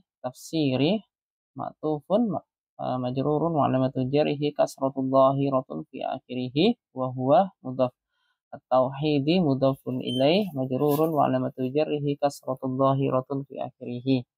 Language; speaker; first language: Arabic; non-native, fluent; Indonesian